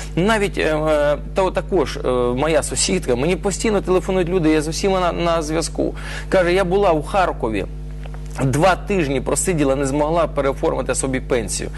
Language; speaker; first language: Ukrainian; non-native, local second language; Russian